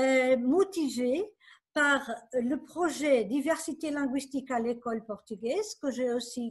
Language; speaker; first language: French; non-native, fluent; Portuguese